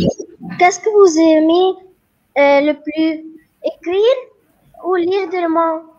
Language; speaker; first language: French; non-native, learner; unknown